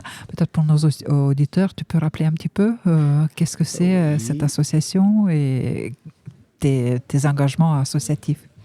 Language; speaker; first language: French; native; French